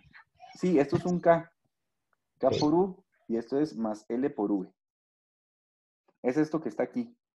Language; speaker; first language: Spanish; native; Spanish